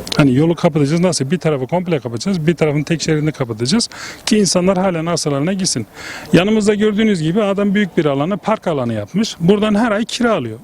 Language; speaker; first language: Turkish; early bilingual, heritage; Turkish